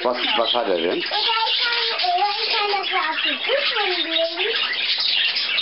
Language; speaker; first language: German; native; German